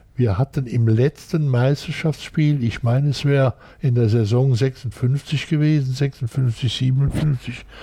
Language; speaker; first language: German; native; German